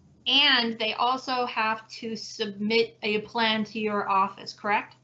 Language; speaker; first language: English; native; English